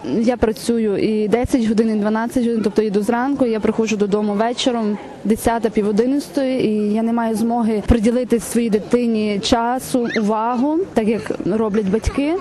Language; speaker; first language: Ukrainian; native; Ukrainian